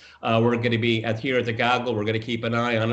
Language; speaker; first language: English; native; English